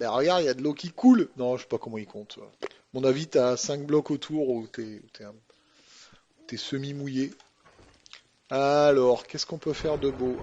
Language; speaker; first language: French; native; French